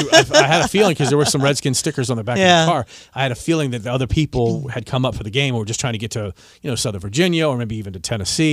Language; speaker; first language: English; native; English